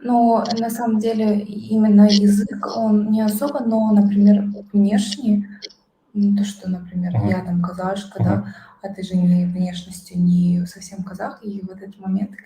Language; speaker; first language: Russian; native; Russian